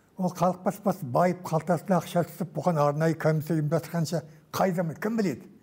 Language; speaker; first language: Kazakh; native; Kazakh